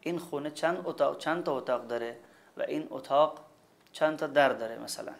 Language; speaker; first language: Persian; non-native, fluent; Urdu